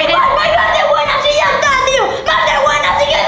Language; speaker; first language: Spanish; native; Spanish